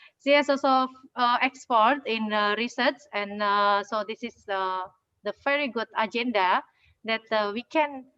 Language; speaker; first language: English; non-native, fluent; Indonesian